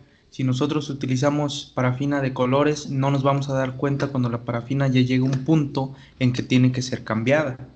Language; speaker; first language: Spanish; native; Spanish